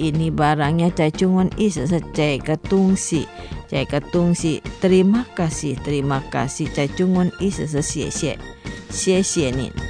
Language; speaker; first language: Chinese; non-native, fluent; Indonesian